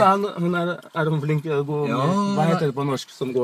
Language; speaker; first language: Norwegian; non-native, learner; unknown